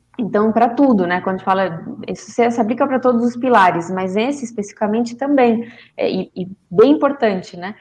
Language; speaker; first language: Portuguese; non-native, fluent; Spanish